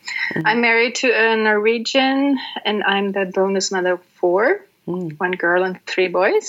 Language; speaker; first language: English; non-native, fluent; Norwegian